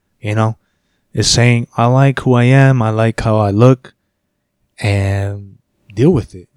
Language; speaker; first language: English; early bilingual, other home language; Spanish